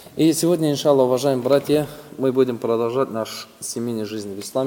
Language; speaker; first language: Russian; non-native, local second language; Tatar